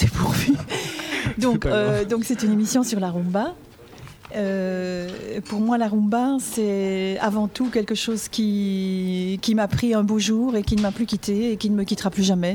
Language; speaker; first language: French; native; French